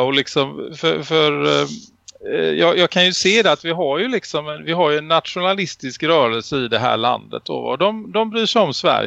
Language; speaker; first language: Swedish; native; Swedish